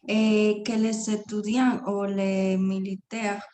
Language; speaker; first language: French; non-native, learner; Spanish